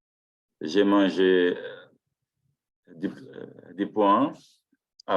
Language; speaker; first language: French; non-native, learner; Portuguese